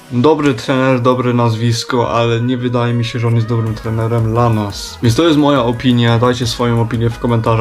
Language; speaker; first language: Polish; early bilingual, heritage; Polish